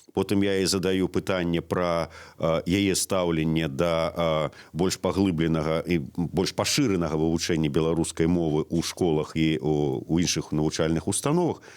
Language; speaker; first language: Belarusian; native; Belarusian